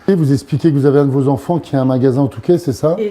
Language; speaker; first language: French; native; French